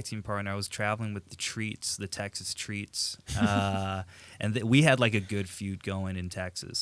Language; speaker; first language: English; native; English